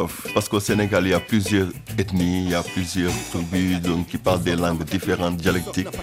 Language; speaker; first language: French; non-native, local second language; Wolof